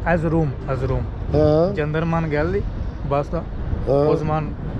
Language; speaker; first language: Turkish; non-native, learner; Urdu